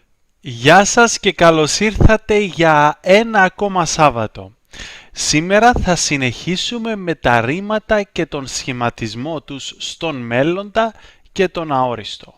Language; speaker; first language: Greek; native; Greek